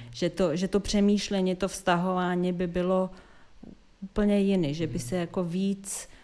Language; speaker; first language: Czech; non-native, fluent; Serbian